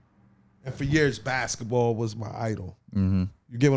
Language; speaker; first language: English; native; English